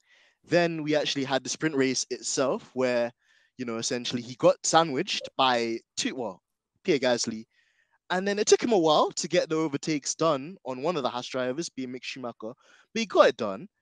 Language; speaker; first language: English; native; English